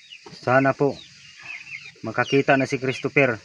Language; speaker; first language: Filipino; native; Filipino